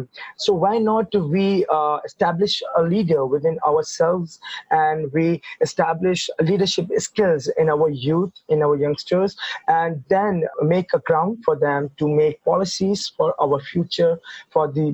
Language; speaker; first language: English; non-native, local second language; Urdu